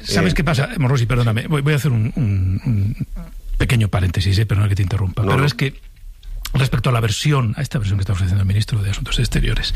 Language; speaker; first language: Spanish; native; Spanish